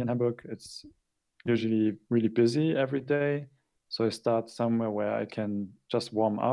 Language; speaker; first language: English; non-native, fluent; German